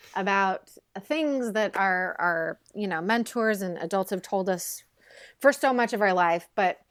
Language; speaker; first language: English; native; English